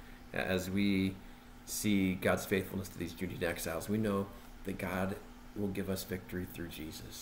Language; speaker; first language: English; native; English